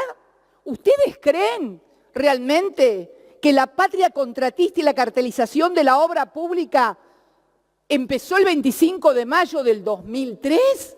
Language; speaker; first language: Spanish; native; Spanish